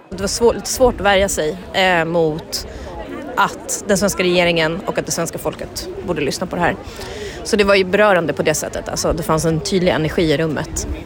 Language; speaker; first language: Swedish; native; Swedish